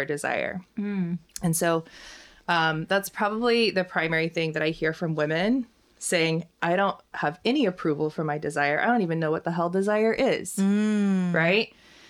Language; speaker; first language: English; native; English